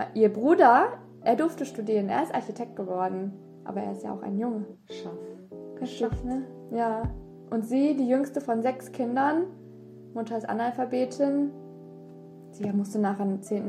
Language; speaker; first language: German; early bilingual, other home language; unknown